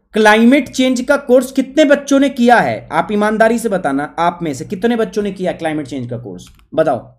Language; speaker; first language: Hindi; native; Hindi